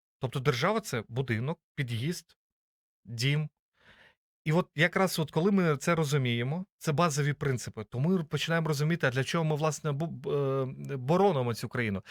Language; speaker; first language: Ukrainian; native; Ukrainian